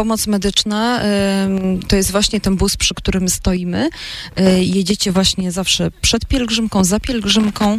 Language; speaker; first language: Polish; native; Polish